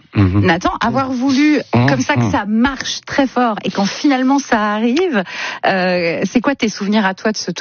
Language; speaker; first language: French; native; French